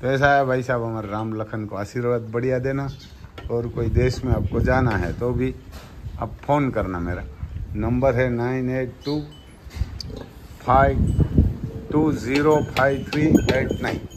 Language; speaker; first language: Hindi; non-native, local second language; Gujarati